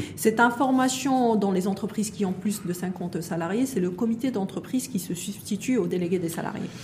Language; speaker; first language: French; non-native, local second language; Arabic